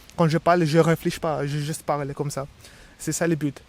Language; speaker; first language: French; non-native, learner; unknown